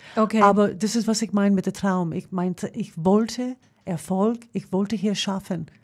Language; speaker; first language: German; non-native, fluent; English